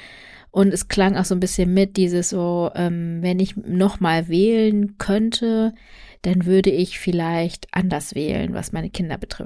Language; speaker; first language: German; native; German